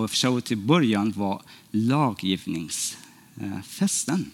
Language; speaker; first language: Swedish; non-native, fluent; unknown